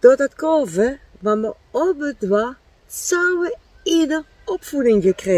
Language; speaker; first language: Polish; non-native, learner; Dutch